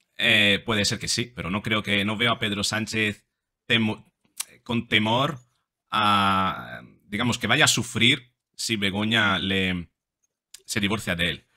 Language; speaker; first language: Spanish; non-native, fluent; Italian